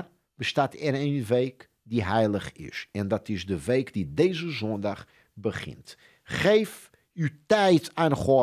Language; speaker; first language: Dutch; non-native, fluent; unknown